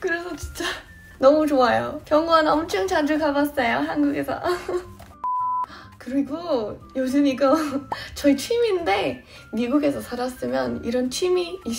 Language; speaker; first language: Korean; non-native, fluent; English